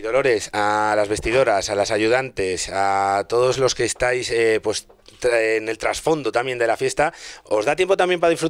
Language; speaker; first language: Spanish; native; Spanish